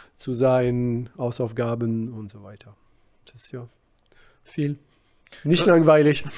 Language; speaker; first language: German; non-native, fluent; French